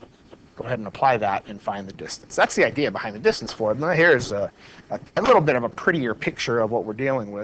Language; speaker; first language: English; native; English